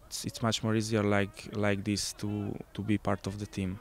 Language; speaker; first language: English; non-native, fluent; Hungarian